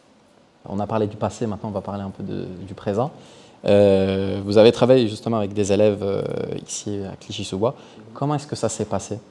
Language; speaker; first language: French; native; French